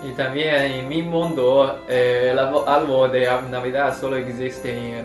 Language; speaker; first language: Spanish; non-native, learner; Chinese